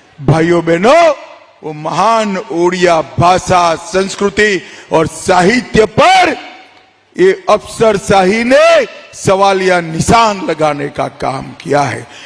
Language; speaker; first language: Hindi; non-native, local second language; Gujarati